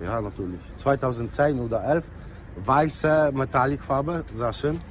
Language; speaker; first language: German; non-native, learner; Polish